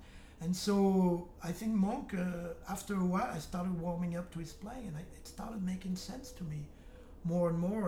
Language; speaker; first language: English; non-native, fluent; French